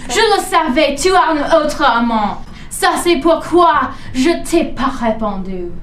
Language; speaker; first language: French; non-native, learner; English